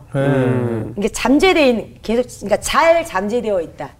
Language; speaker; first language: Korean; native; Korean